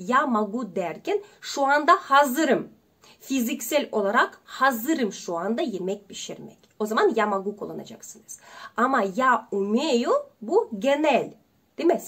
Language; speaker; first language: Turkish; non-native, learner; Russian